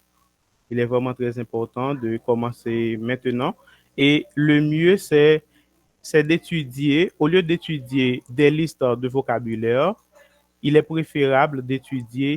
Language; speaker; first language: French; non-native, local second language; Haitian Creole